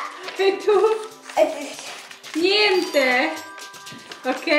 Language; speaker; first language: Italian; non-native, fluent; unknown